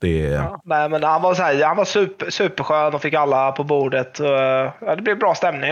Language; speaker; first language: Swedish; native; Swedish